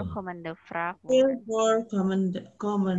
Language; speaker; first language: Dutch; non-native, learner; Indonesian